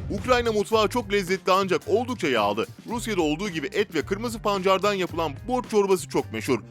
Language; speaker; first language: Turkish; native; Turkish